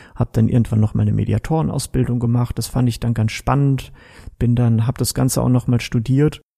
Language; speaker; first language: German; native; German